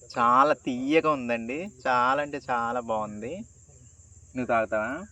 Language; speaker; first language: Telugu; native; Telugu